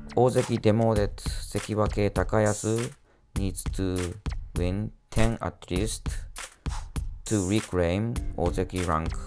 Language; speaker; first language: English; non-native, learner; Japanese